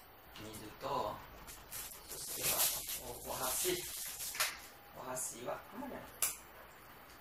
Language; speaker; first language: Japanese; non-native, learner; Nepali